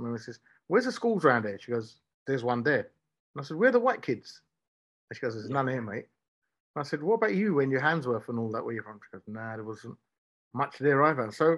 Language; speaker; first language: English; native; English